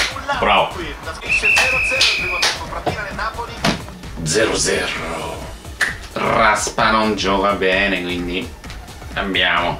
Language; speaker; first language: Italian; non-native, learner; Japanese